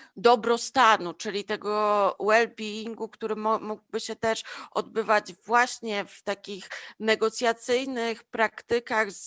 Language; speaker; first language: Polish; native; Polish